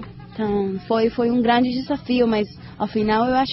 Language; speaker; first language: Portuguese; non-native, learner; Spanish